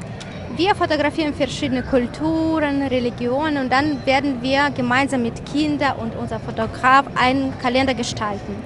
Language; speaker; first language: German; non-native, fluent; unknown